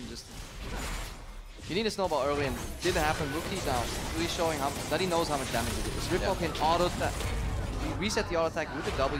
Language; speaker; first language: English; native; English